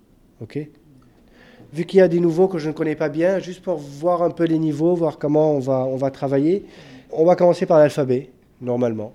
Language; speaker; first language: French; non-native, local second language; Arabic